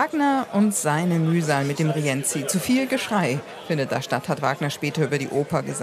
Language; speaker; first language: German; native; German